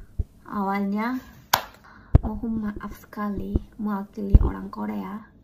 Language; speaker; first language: Indonesian; non-native, learner; Korean